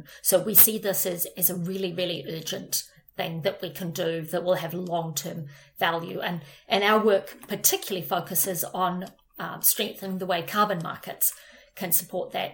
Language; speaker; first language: English; native; English